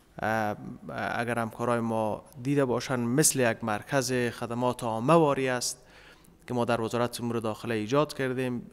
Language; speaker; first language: Persian; native; Persian